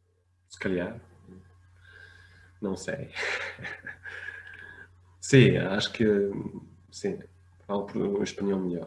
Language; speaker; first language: Portuguese; non-native, fluent; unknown